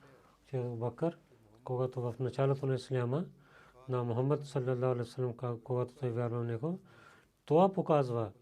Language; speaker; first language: Bulgarian; non-native, learner; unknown